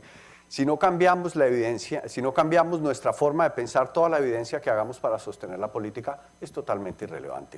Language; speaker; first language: Spanish; native; Spanish